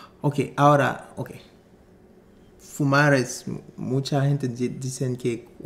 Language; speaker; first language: Spanish; non-native, fluent; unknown